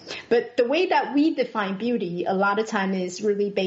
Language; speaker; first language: English; non-native, fluent; Chinese